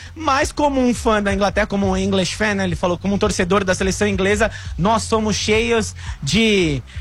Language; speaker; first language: Portuguese; native; Portuguese